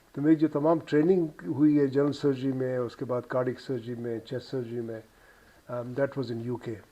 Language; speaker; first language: Urdu; non-native, local second language; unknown